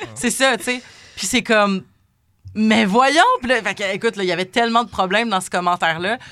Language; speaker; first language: French; native; French